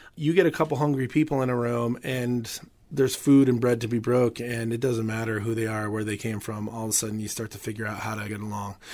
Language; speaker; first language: English; native; English